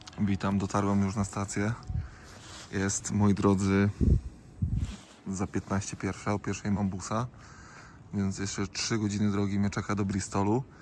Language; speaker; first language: Polish; native; Polish